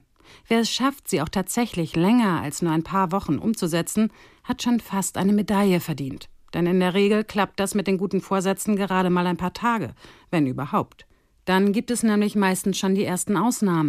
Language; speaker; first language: German; native; German